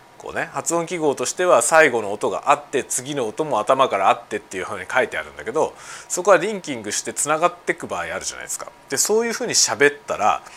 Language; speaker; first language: Japanese; native; Japanese